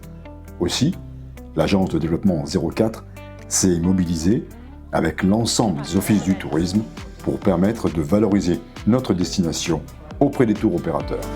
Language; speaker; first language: French; native; French